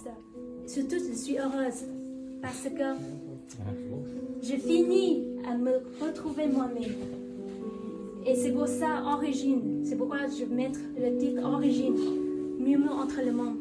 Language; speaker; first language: French; non-native, fluent; Vietnamese